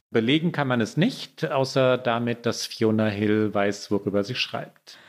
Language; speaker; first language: German; native; German